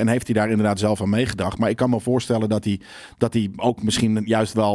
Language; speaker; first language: Dutch; native; Dutch